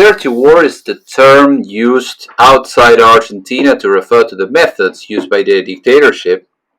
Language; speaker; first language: English; non-native, fluent; Spanish